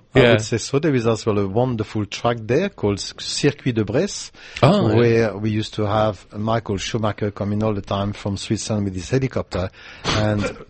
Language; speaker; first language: English; non-native, fluent; French